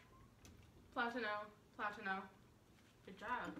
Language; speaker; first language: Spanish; non-native, learner; English